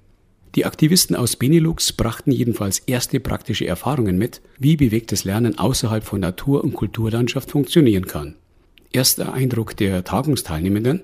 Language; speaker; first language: German; native; German